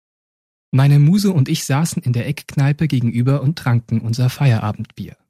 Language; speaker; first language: German; native; German